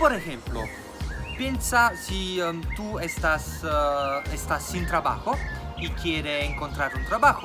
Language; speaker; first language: Spanish; non-native, fluent; Italian